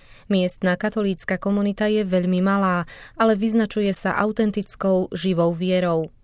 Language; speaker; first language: Slovak; native; Slovak